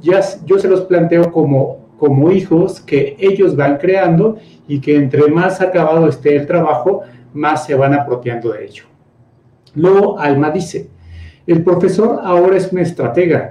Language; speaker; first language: Spanish; native; Spanish